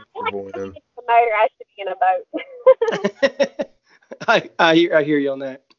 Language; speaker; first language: English; native; English